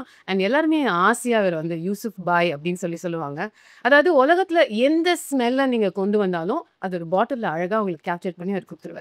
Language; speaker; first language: Tamil; native; Tamil